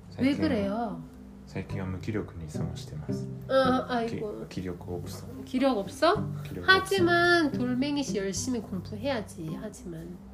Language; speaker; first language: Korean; non-native, learner; Japanese